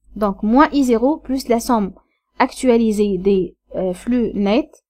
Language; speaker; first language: French; non-native, local second language; Arabic